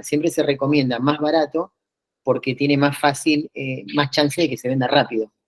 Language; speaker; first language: Spanish; native; Spanish